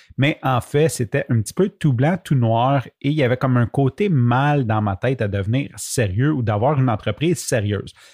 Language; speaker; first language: French; native; French